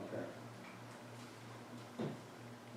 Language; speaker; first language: English; native; English